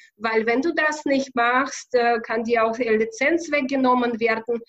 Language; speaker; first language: German; non-native, fluent; Russian